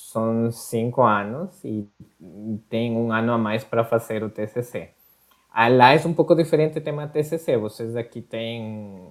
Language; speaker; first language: Portuguese; non-native, fluent; Spanish